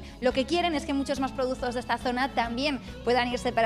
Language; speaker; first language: Spanish; native; Spanish